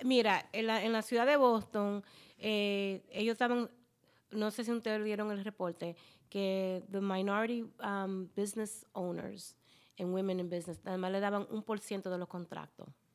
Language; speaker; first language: Spanish; early bilingual, heritage; Spanish